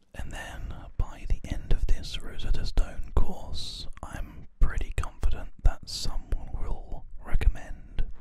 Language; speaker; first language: English; native; English